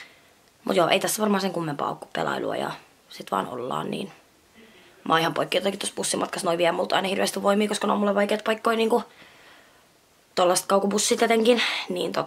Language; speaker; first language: Finnish; native; Finnish